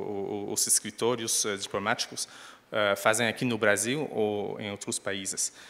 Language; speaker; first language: Portuguese; non-native, fluent; French